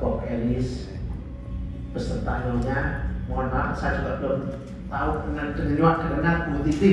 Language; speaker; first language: Indonesian; native; Indonesian